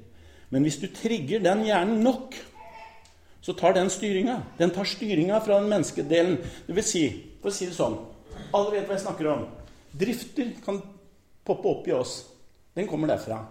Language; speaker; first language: Norwegian; native; Norwegian